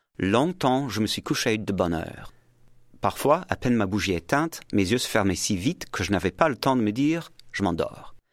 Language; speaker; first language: French; non-native, fluent; English